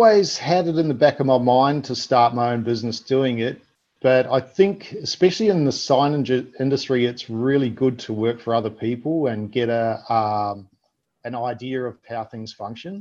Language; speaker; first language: English; native; English